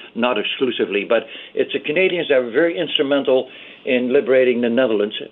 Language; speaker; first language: English; early bilingual, other home language; Dutch